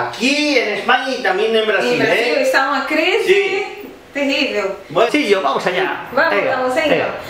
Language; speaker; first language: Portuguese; non-native, learner; Spanish